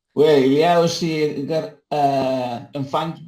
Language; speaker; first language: French; non-native, learner; Spanish